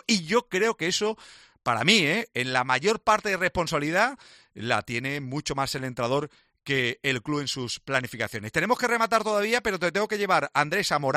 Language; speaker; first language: Spanish; native; Spanish